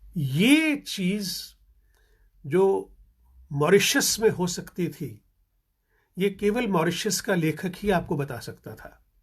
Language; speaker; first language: Hindi; non-native, local second language; Punjabi